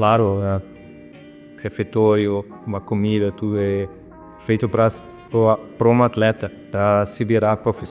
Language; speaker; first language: Portuguese; non-native, fluent; German